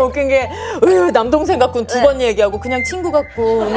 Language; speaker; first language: Korean; native; Korean